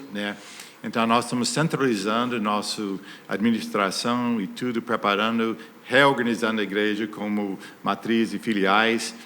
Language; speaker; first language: Portuguese; non-native, fluent; English